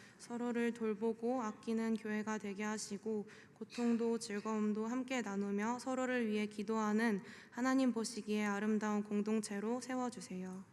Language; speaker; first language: Korean; native; Korean